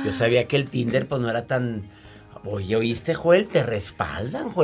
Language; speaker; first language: Spanish; native; Spanish